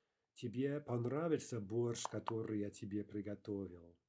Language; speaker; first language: Russian; non-native, fluent; English